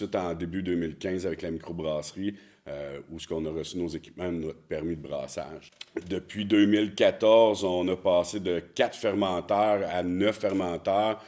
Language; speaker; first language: French; native; French